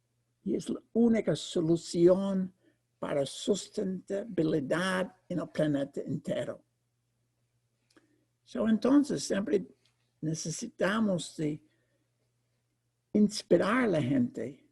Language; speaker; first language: Spanish; non-native, fluent; English